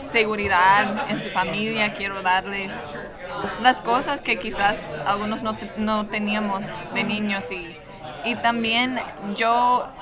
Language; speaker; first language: Spanish; non-native, fluent; English